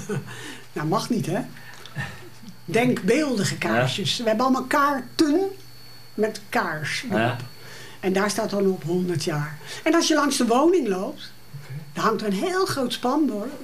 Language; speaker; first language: Dutch; native; Dutch